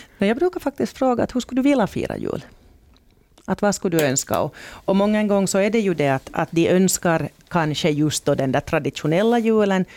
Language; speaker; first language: Swedish; native; Swedish